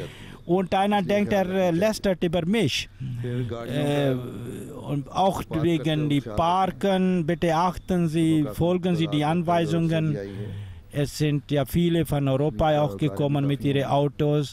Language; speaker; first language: German; non-native, fluent; Urdu